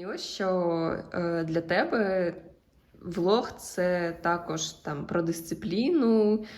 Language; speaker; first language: Ukrainian; native; Ukrainian